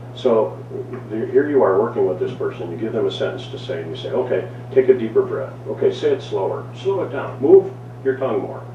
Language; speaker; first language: English; native; English